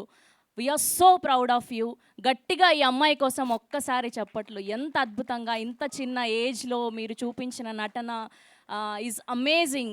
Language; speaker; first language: Telugu; native; Telugu